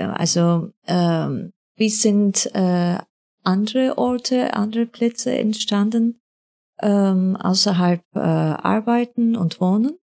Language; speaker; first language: German; non-native, fluent; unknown